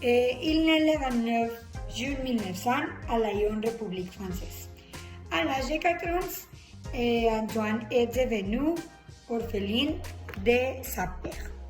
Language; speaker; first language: French; non-native, learner; Spanish